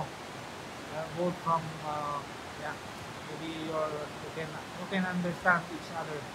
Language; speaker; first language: English; non-native, local second language; Filipino